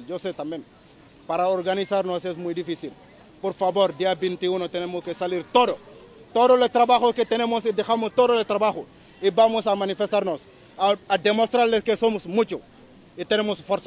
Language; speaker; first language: Spanish; non-native, learner; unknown